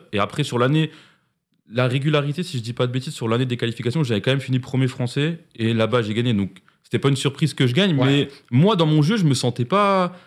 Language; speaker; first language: French; native; French